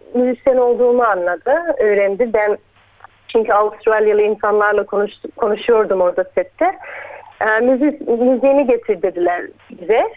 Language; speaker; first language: Turkish; early bilingual, heritage; Turkish